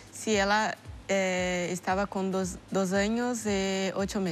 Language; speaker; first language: Spanish; non-native, learner; Portuguese